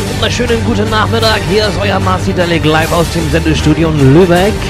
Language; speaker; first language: German; native; German